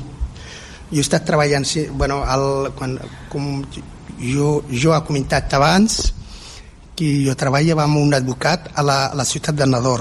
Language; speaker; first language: Catalan; non-native, fluent; Berber languages